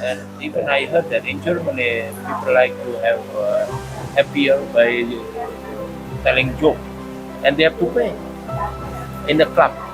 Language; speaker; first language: English; non-native, learner; Indonesian